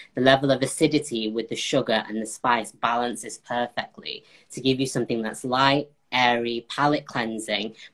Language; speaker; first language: English; native; English